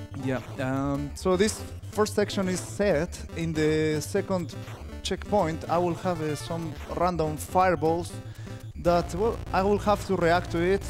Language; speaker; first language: English; non-native, fluent; Spanish